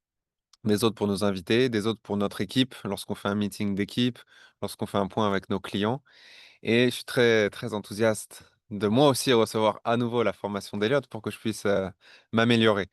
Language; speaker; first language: French; native; French